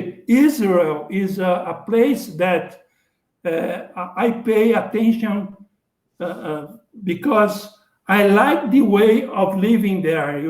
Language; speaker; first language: English; non-native, learner; Portuguese